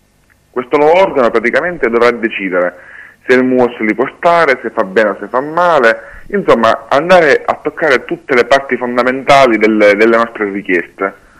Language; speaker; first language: Italian; native; Italian